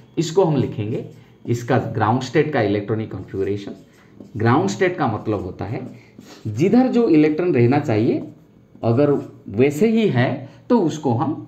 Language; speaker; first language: Hindi; non-native, local second language; Bangla